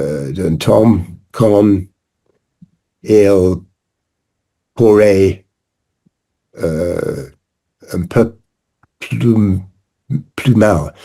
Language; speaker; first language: French; non-native, learner; English